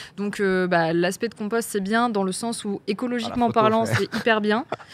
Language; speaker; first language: French; native; French